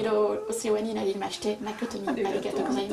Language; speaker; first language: Japanese; non-native, learner; French